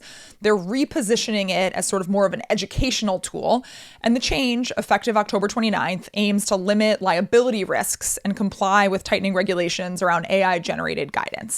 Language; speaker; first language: English; native; English